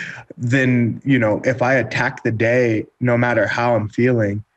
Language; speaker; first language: English; native; English